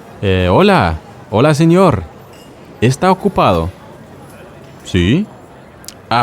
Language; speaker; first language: Spanish; non-native, fluent; English